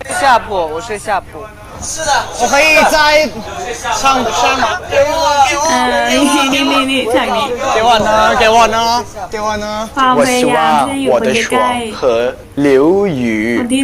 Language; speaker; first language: Chinese; non-native, learner; Thai